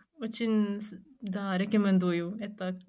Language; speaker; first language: Russian; non-native, fluent; Japanese